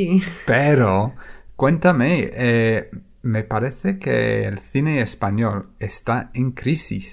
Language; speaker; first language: Spanish; non-native, fluent; English